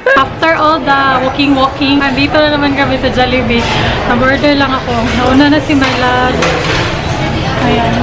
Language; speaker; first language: Filipino; non-native, local second language; Cebuano